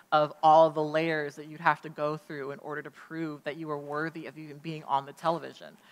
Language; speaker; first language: English; native; English